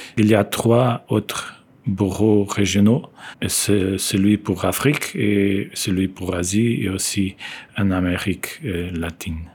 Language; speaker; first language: French; non-native, fluent; Portuguese